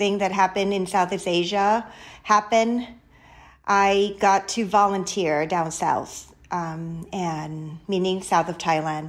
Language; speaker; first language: English; non-native, fluent; Thai